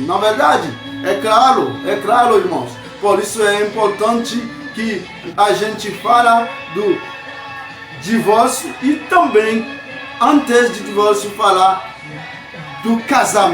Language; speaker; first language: Portuguese; non-native, fluent; Haitian Creole